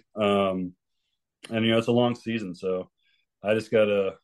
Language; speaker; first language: English; early bilingual, other home language; Spanish